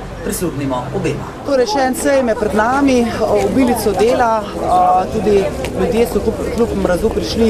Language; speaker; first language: Slovenian; native; Slovenian